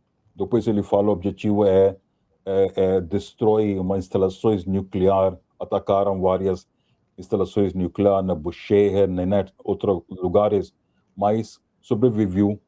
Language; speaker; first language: Portuguese; non-native, fluent; Hindi